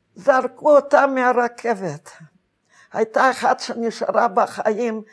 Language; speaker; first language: Hebrew; non-native, fluent; Hungarian